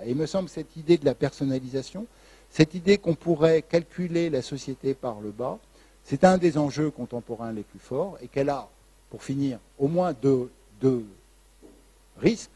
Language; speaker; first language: French; native; French